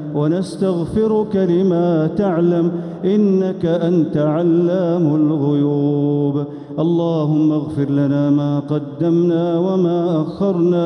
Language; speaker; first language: Arabic; native; Arabic